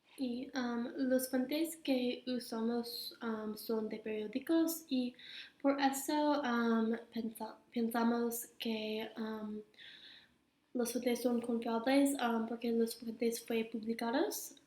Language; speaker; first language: Spanish; non-native, learner; English